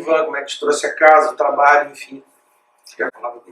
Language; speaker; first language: Portuguese; native; Portuguese